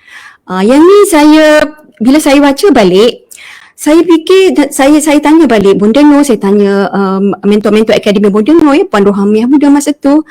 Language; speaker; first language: Malay; native; Malay